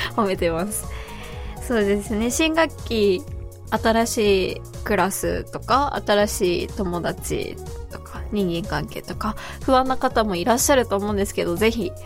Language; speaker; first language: Japanese; native; Japanese